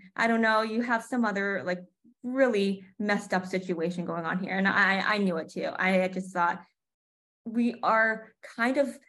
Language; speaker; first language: English; native; English